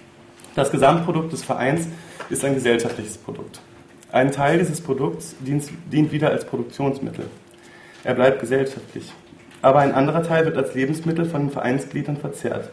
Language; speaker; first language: German; native; German